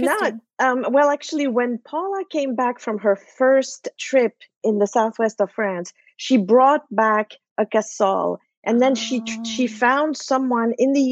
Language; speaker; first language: English; non-native, fluent; French